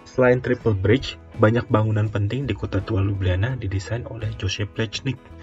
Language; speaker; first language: Indonesian; native; Indonesian